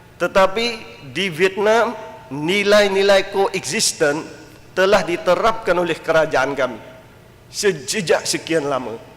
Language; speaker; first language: Malay; non-native, fluent; Western Cham